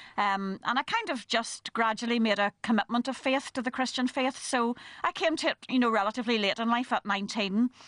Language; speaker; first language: English; native; English